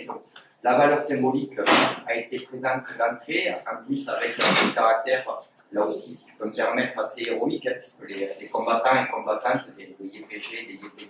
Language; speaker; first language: French; native; French